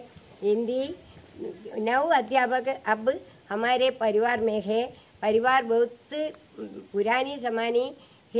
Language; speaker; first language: Hindi; non-native, local second language; Malayalam